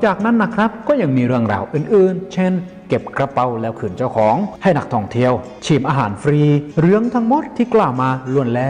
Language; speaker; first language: Thai; native; Thai